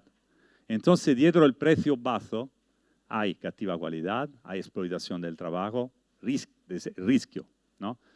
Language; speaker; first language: Spanish; non-native, learner; Italian